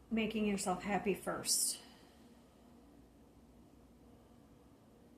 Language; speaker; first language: English; native; English